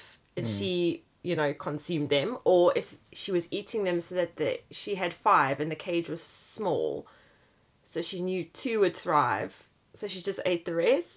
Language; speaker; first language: English; native; English